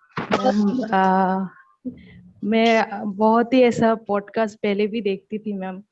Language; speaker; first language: Hindi; non-native, local second language; Bangla